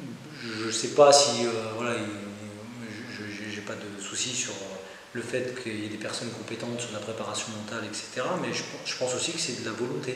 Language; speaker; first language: French; native; French